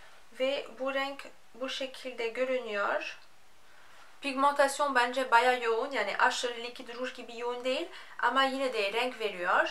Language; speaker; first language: Turkish; non-native, fluent; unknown